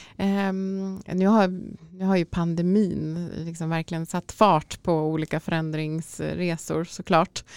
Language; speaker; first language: Swedish; native; Swedish